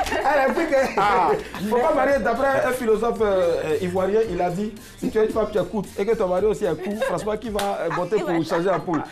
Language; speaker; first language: French; native; French